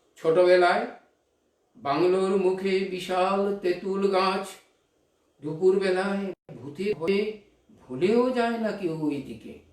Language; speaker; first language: Bangla; non-native, local second language; Hindi